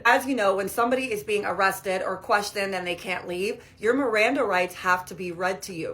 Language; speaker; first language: English; native; English